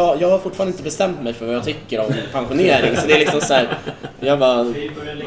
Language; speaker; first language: Swedish; native; Swedish